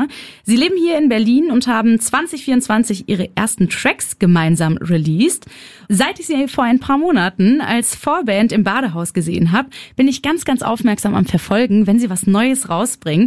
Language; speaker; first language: German; native; German